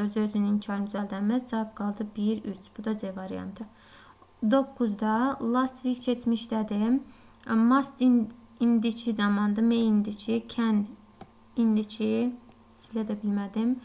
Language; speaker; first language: Azerbaijani; native; Azerbaijani